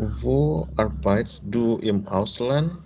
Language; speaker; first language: German; non-native, learner; Indonesian